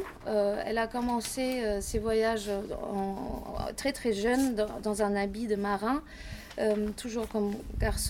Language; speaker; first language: French; non-native, fluent; German